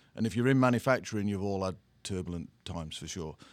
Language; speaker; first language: English; native; English